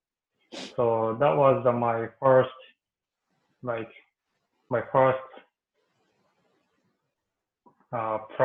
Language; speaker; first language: English; non-native, learner; Japanese